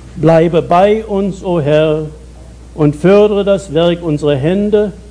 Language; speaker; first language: German; native; German